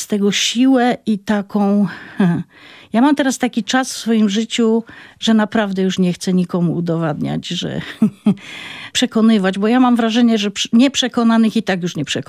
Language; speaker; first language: Polish; non-native, local second language; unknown